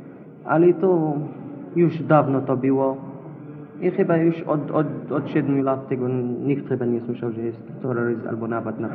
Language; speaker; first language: Polish; non-native, learner; Arabic